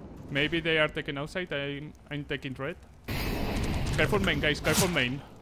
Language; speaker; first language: English; non-native, fluent; Spanish